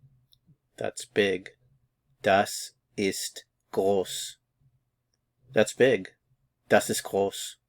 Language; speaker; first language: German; non-native, fluent; English